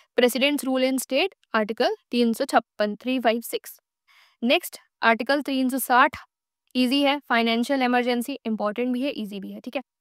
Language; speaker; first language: Hindi; native; Hindi